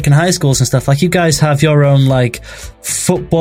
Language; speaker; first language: English; native; English